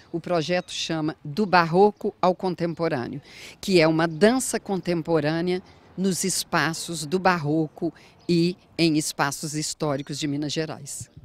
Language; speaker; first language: Portuguese; native; Portuguese